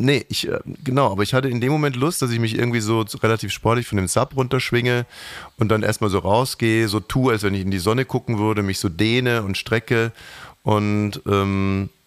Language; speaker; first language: German; native; German